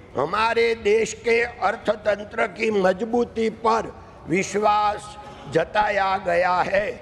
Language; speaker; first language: Hindi; non-native, local second language; Gujarati